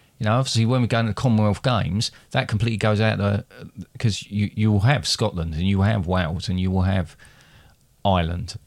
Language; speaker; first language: English; native; English